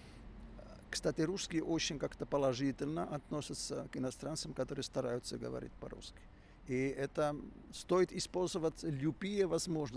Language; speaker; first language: Russian; non-native, fluent; Finnish